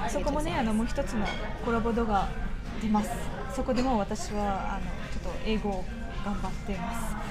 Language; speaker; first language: Japanese; non-native, fluent; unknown